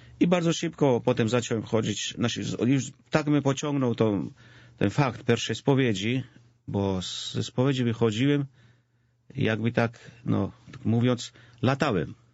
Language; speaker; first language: Polish; non-native, fluent; Georgian